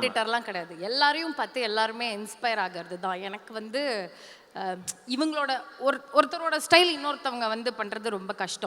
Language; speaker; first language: Tamil; native; Tamil